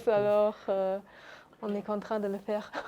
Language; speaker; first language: French; non-native, local second language; Luxembourgish